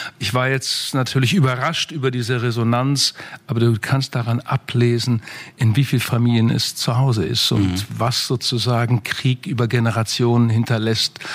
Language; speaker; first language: German; native; German